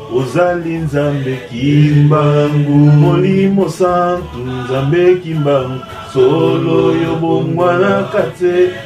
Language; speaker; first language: Lingala; non-native, local second language; Kongo